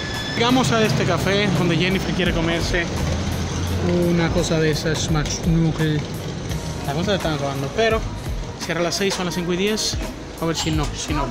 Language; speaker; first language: Spanish; native; Spanish